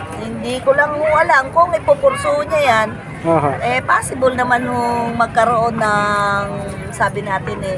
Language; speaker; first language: Filipino; native; Filipino